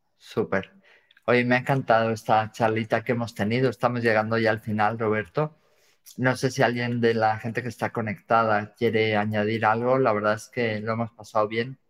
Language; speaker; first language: Spanish; native; Spanish